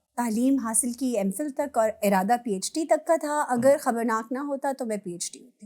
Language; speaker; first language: Urdu; native; Urdu